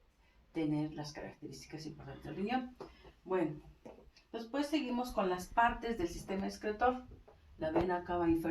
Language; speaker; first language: Spanish; native; Spanish